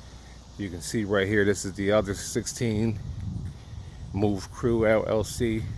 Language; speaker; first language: English; native; English